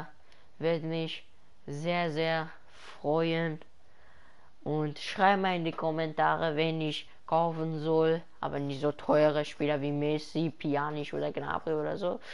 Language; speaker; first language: German; early bilingual, other home language; Persian